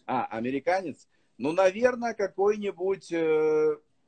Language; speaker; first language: Russian; native; Russian